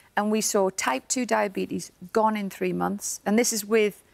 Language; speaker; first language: English; native; English